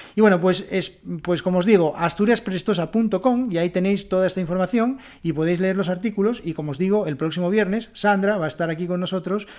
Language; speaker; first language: Spanish; native; Spanish